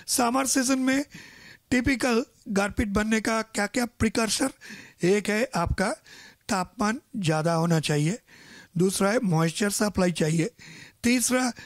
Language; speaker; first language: Hindi; non-native, local second language; Marathi